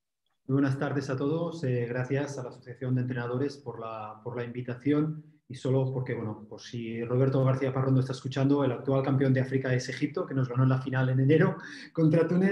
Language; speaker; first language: Spanish; native; Spanish